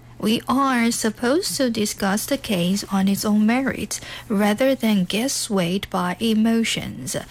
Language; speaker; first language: English; non-native, fluent; Chinese